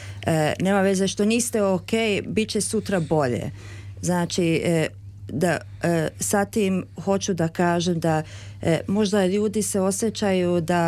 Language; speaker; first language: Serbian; early bilingual, heritage; Serbian